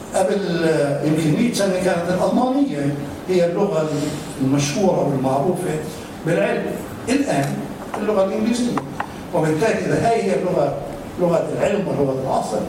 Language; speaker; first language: Arabic; native; Arabic